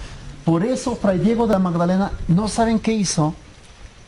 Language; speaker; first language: Spanish; native; Spanish